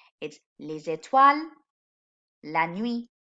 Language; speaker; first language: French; non-native, fluent; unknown